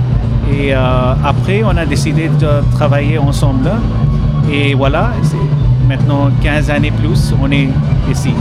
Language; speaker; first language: French; non-native, learner; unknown